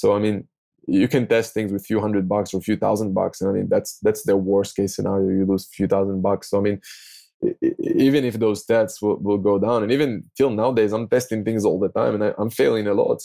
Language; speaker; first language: English; non-native, fluent; Hebrew